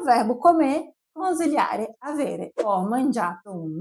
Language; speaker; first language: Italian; non-native, fluent; Portuguese